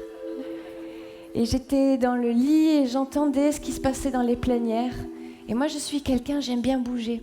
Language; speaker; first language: French; native; French